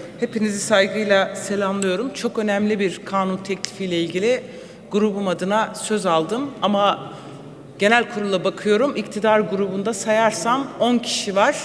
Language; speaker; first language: Turkish; non-native, local second language; Kurdish